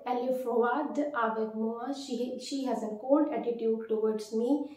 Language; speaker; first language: French; non-native, fluent; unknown